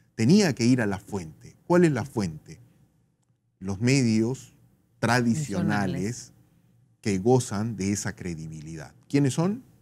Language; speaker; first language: Spanish; native; Spanish